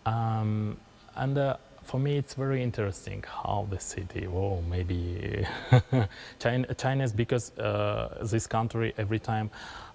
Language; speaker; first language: English; non-native, learner; Kazakh